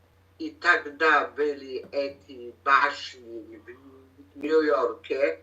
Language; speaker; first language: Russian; non-native, learner; Polish